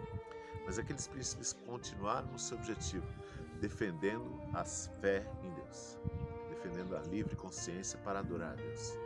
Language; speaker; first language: Portuguese; native; Portuguese